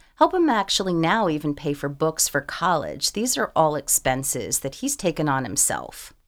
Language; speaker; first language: English; native; English